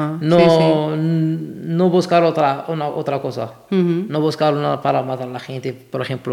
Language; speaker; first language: Spanish; non-native, learner; Arabic